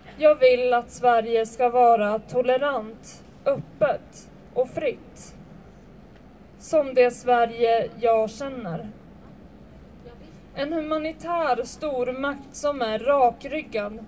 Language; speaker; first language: Swedish; early bilingual, other home language; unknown